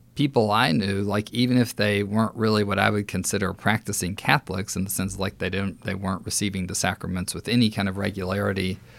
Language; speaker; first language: English; native; English